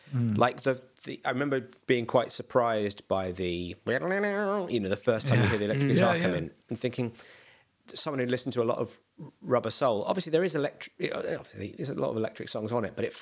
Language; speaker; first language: English; native; English